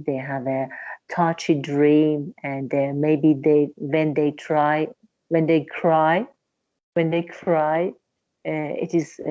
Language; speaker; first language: English; non-native, learner; Persian